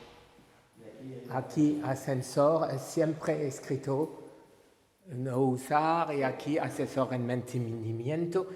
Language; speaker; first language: Spanish; non-native, learner; French